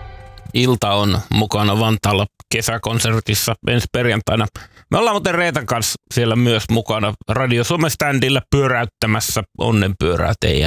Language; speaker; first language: Finnish; native; Finnish